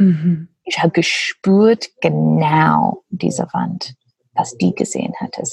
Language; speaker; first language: German; non-native, learner; English